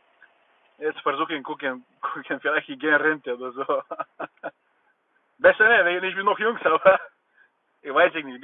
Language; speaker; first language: German; non-native, learner; Bulgarian